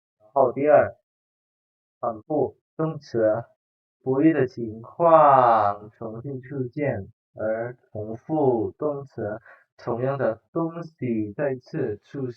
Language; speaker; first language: Chinese; non-native, fluent; Indonesian